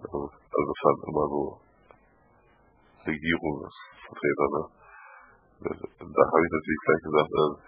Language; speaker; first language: German; native; German